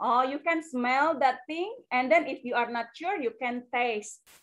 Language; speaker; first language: English; non-native, fluent; Indonesian